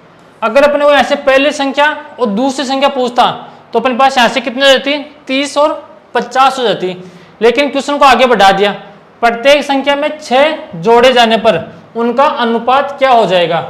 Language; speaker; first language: Hindi; native; Hindi